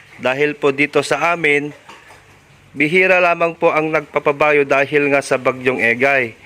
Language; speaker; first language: Filipino; non-native, local second language; Iloko